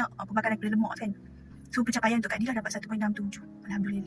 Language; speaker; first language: Malay; native; Malay